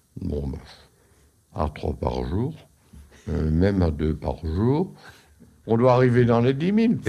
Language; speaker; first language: French; native; French